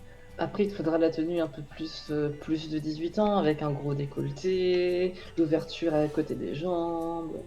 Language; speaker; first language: French; native; French